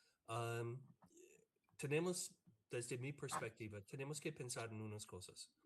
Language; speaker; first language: Spanish; non-native, fluent; English